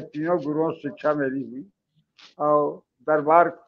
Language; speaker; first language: Hindi; native; Hindi